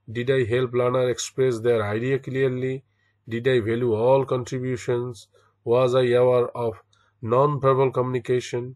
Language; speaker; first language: English; non-native, local second language; Bangla